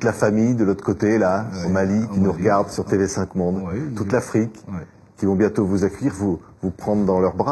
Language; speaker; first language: French; native; French